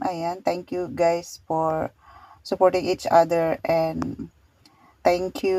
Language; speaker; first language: English; non-native, local second language; Filipino